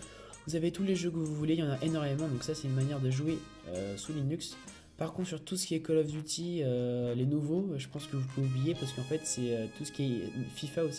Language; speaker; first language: French; native; French